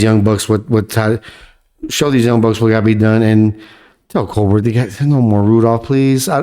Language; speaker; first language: English; native; English